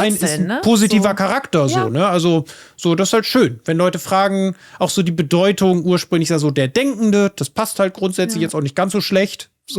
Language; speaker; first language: German; native; German